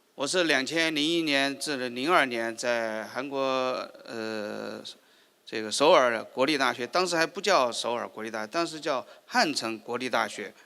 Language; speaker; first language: Chinese; native; Chinese